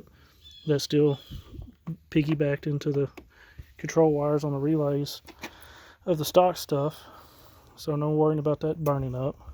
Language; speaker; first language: English; native; English